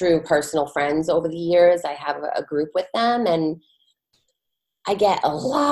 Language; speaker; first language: English; native; English